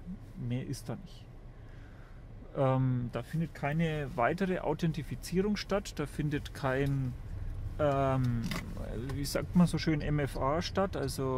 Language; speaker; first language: German; native; German